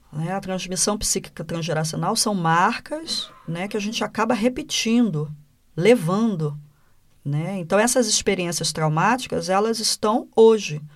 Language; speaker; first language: Portuguese; native; Portuguese